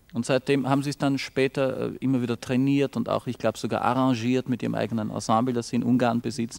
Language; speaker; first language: German; native; German